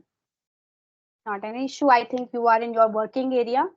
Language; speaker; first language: English; non-native, fluent; Hindi